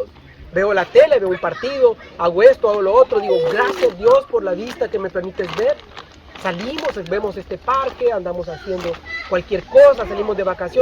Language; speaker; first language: Spanish; native; Spanish